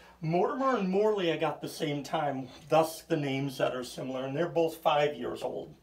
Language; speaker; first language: English; native; English